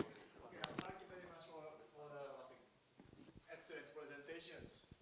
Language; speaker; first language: English; non-native, learner; Japanese